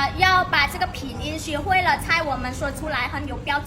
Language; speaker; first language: Chinese; non-native, fluent; Khmer